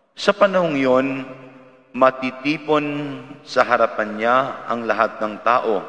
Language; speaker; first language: Filipino; native; Filipino